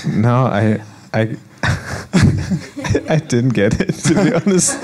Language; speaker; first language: English; non-native, fluent; German